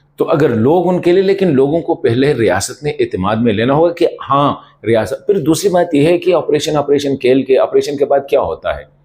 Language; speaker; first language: Urdu; non-native, local second language; Pashto